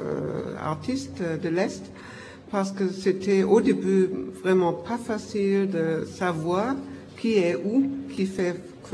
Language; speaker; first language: French; non-native, fluent; German